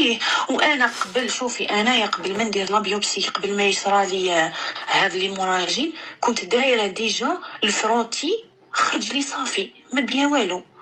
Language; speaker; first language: Arabic; native; Arabic